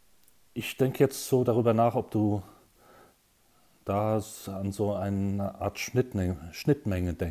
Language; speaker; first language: German; native; German